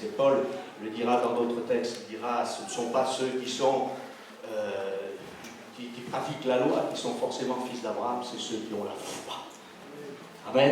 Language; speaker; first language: French; native; French